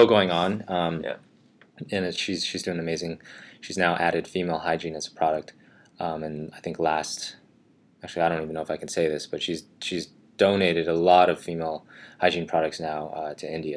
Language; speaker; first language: English; native; English